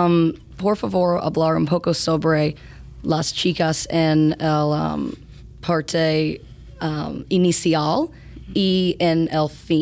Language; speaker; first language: Spanish; non-native, learner; English